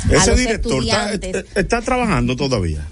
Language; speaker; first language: Spanish; native; Spanish